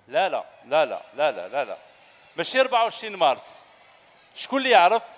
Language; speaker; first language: Arabic; native; Arabic